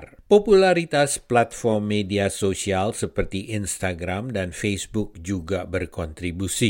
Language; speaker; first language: Indonesian; native; Indonesian